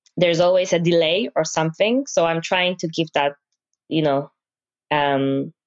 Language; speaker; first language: English; non-native, fluent; Polish